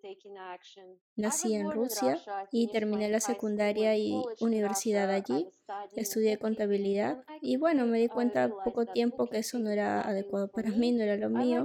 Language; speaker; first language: Spanish; non-native, fluent; Russian